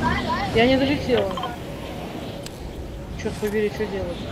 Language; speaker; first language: Russian; native; Russian